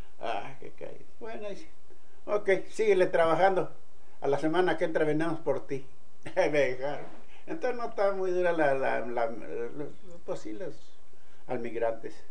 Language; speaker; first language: Spanish; native; Spanish